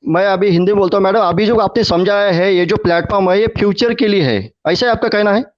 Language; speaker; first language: Hindi; non-native, local second language; Marathi